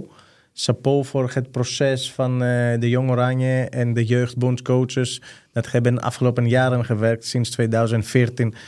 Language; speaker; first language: Dutch; non-native, fluent; Greek